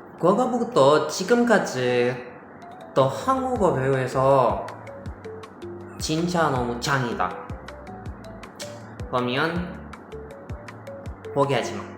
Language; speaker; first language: Korean; non-native, learner; Indonesian